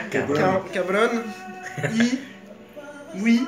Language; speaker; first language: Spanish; non-native, learner; French